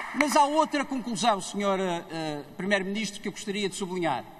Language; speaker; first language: Portuguese; native; Portuguese